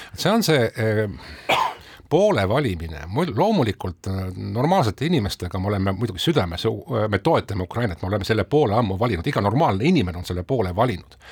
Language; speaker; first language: Estonian; non-native, local second language; Russian